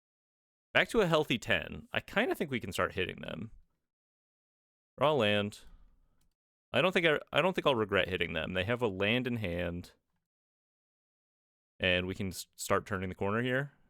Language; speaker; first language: English; native; English